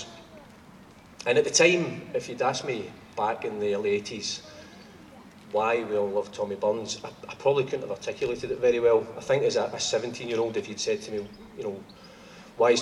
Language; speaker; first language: English; native; English